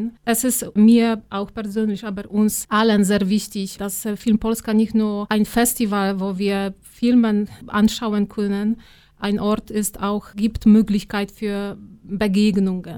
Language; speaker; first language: German; non-native, fluent; Polish